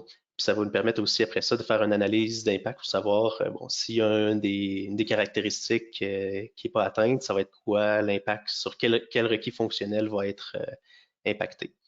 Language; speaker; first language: French; native; French